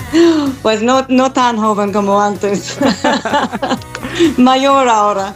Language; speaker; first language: Spanish; non-native, learner; English